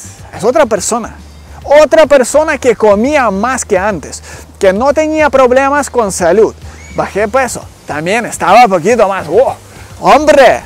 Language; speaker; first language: Spanish; non-native, learner; Ukrainian